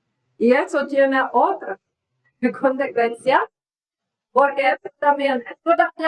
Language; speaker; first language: Spanish; non-native, learner; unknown